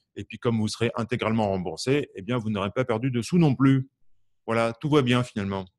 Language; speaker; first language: French; native; French